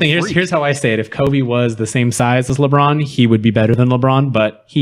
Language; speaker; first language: English; native; English